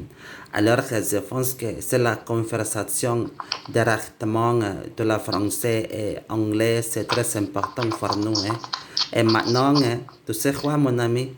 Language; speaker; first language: French; non-native, learner; Indonesian